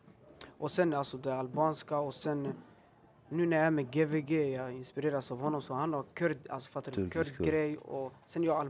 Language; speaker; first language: Swedish; early bilingual, other home language; Albanian